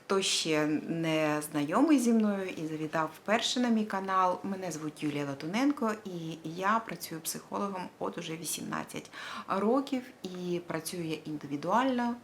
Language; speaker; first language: Ukrainian; non-native, local second language; Russian